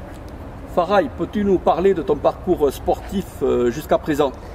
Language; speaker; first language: French; native; French